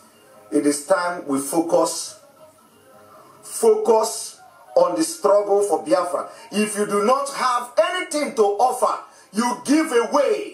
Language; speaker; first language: English; non-native, local second language; Igbo